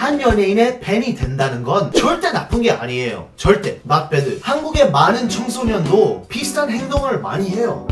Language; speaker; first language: Korean; non-native, fluent; English